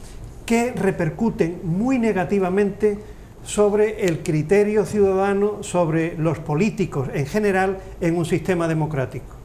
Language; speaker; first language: Spanish; native; Spanish